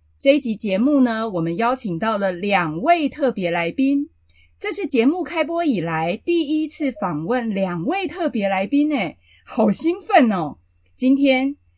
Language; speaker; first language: Chinese; native; Chinese